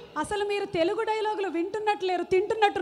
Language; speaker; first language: Telugu; native; Telugu